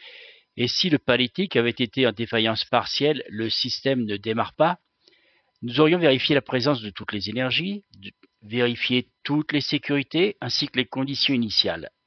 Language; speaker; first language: French; native; French